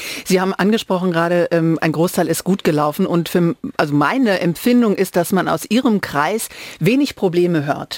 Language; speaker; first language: German; native; German